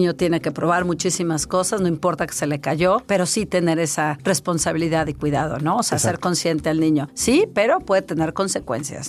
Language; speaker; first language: Spanish; native; Spanish